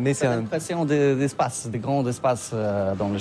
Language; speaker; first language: French; non-native, learner; Polish